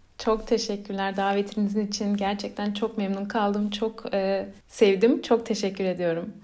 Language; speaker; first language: Turkish; early bilingual, heritage; Turkish